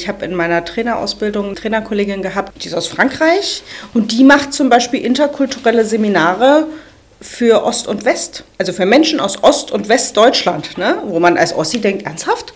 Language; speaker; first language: German; native; German